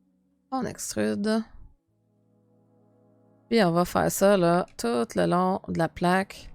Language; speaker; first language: French; native; French